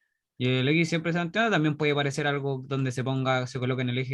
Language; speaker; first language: Spanish; native; Spanish